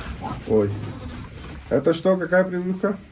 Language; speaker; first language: Russian; non-native, learner; Urdu